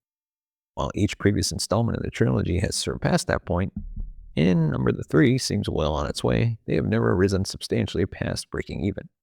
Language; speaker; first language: English; native; English